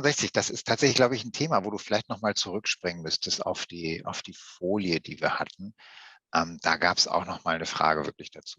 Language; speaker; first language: German; native; German